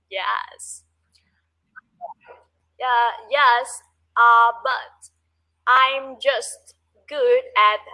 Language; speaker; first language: English; non-native, learner; Vietnamese